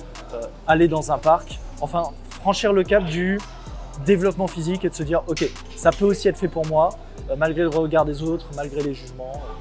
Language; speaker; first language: French; native; French